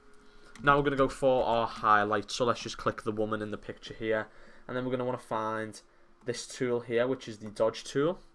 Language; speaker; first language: English; native; English